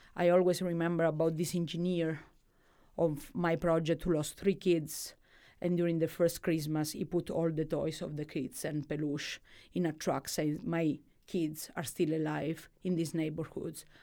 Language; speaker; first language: English; non-native, fluent; Italian